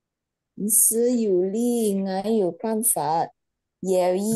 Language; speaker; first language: Chinese; non-native, learner; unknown